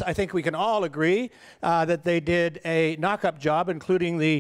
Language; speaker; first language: English; native; English